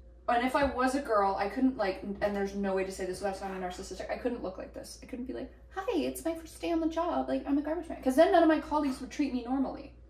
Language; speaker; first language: English; native; English